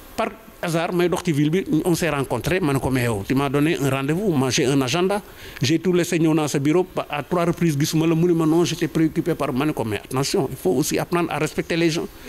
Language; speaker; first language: French; non-native, local second language; Wolof